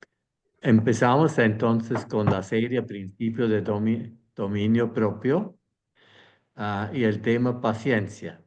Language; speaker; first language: Spanish; non-native, fluent; Swiss German